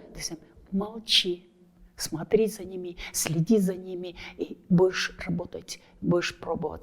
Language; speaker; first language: Russian; non-native, local second language; Kyrgyz